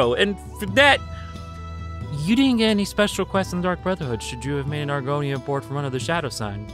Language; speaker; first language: English; native; English